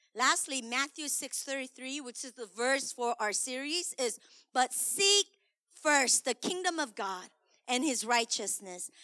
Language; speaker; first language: English; early bilingual, other home language; Korean